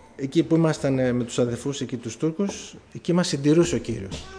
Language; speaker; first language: Greek; early bilingual, other home language; German